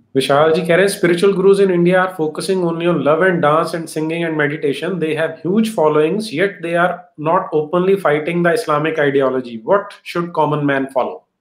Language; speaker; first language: Hindi; native; Hindi